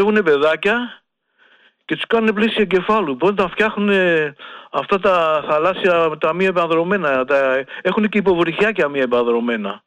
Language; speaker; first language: Greek; native; Greek